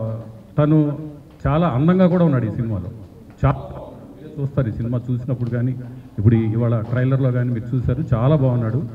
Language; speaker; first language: Telugu; native; Telugu